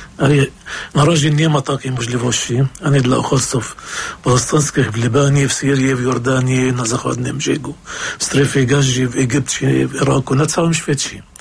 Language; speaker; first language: Polish; non-native, fluent; Arabic